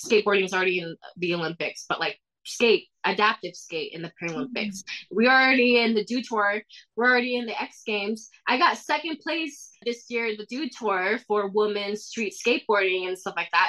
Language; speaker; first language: English; early bilingual, other home language; Thai